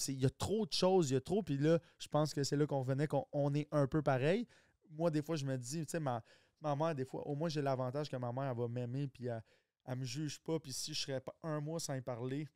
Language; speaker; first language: French; native; French